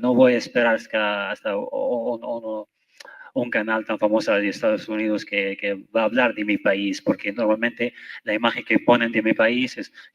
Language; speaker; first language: Spanish; non-native, fluent; Arabic